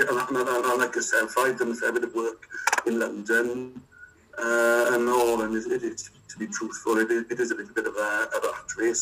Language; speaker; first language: English; native; English